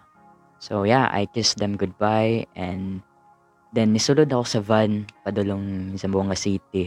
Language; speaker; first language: English; non-native, local second language; Cebuano